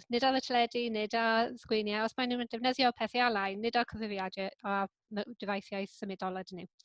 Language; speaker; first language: Welsh; non-native, local second language; English